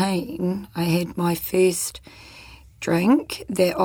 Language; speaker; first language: English; native; English